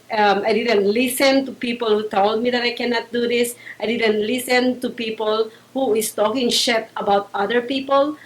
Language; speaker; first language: English; non-native, local second language; Filipino